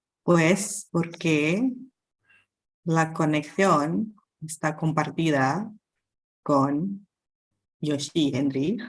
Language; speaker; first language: Spanish; non-native, fluent; Indonesian